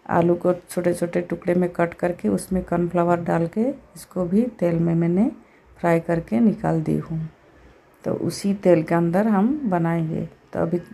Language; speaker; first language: Hindi; native; Hindi